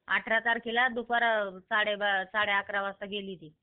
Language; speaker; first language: Marathi; native; Marathi